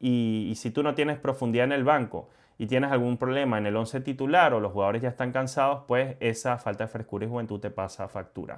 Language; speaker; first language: Spanish; native; Spanish